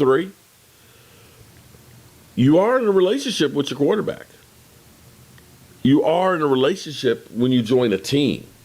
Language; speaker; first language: English; native; English